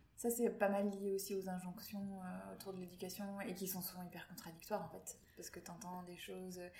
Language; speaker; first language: French; native; French